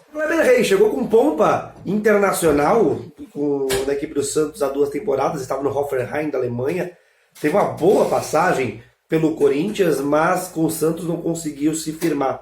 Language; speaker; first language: Portuguese; native; Portuguese